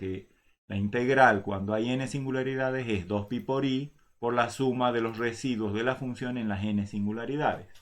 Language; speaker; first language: Spanish; native; Spanish